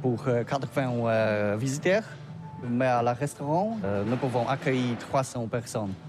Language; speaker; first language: French; non-native, learner; Polish